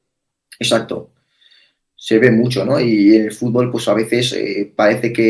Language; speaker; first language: Spanish; native; Spanish